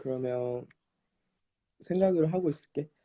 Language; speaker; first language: Korean; non-native, fluent; Japanese